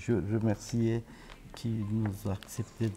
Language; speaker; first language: French; non-native, learner; Turkish